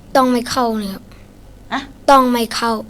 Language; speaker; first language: Thai; non-native, learner; Shan